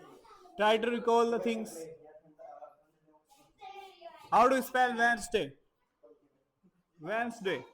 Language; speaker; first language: English; non-native, local second language; Hindi